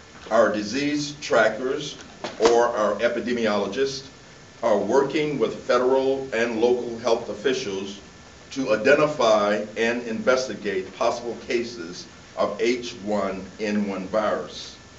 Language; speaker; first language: English; native; English